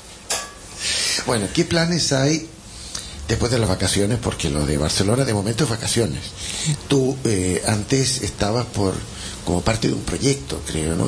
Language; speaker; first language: Spanish; native; Spanish